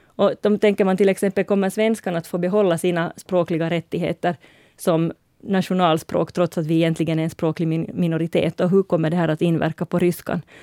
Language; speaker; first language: Swedish; native; Swedish